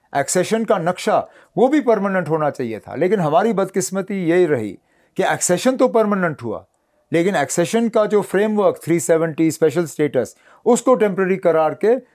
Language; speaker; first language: Hindi; non-native, local second language; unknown